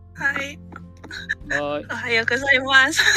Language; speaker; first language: Japanese; non-native, learner; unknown